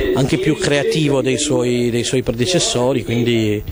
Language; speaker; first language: Italian; native; Italian